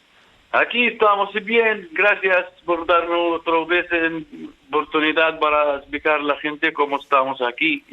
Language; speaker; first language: Spanish; non-native, fluent; Arabic